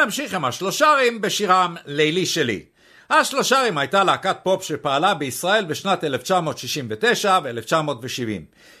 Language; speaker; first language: Hebrew; native; Hebrew